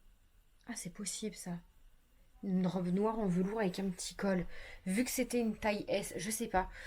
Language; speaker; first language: French; native; French